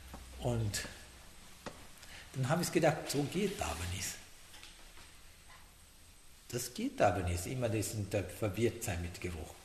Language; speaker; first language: German; non-native, fluent; Sinhala